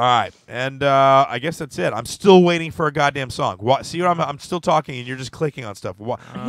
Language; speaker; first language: English; native; English